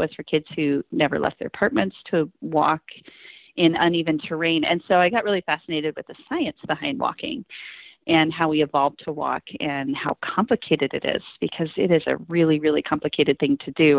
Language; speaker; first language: English; native; English